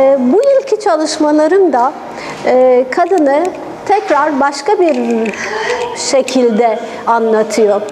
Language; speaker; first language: Turkish; non-native, fluent; Persian